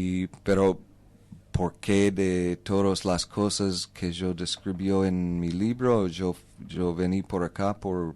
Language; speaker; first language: Spanish; non-native, learner; English